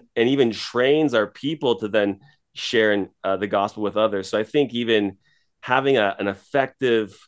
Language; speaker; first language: English; native; English